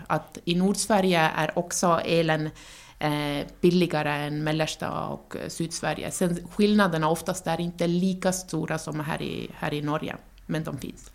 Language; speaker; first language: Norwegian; non-native, fluent; Estonian